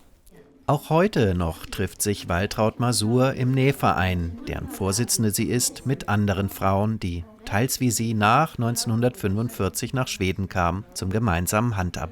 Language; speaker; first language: German; native; German